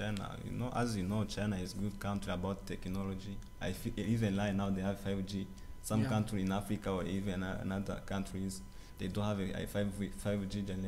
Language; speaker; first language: English; non-native, learner; Kinyarwanda